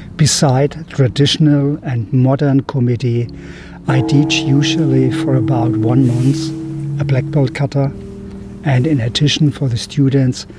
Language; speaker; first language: English; non-native, fluent; German